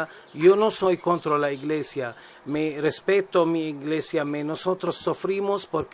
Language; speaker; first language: Spanish; non-native, learner; Arabic